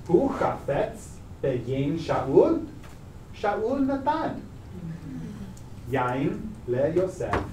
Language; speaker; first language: Hebrew; non-native, learner; English